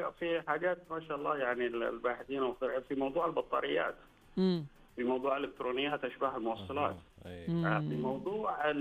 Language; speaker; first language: Arabic; native; Arabic